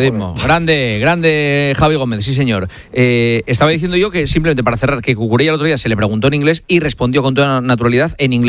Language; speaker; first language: Spanish; native; Spanish